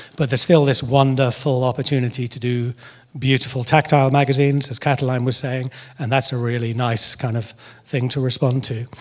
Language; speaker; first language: English; native; English